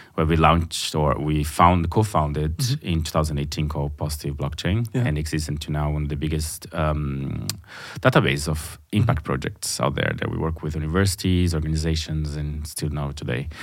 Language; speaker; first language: English; non-native, fluent; Portuguese